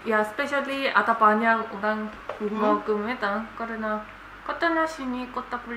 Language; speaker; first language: Indonesian; non-native, learner; Korean